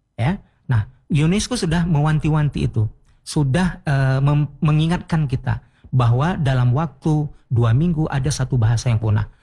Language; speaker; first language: Indonesian; native; Indonesian